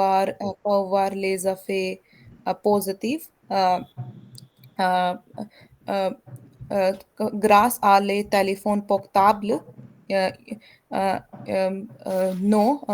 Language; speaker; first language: French; non-native, learner; Hindi